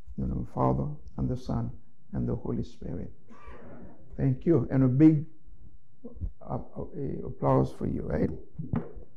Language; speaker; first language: English; non-native, fluent; Haitian Creole